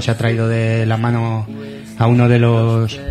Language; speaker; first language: Spanish; native; Spanish